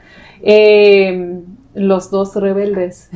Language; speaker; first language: Spanish; non-native, fluent; English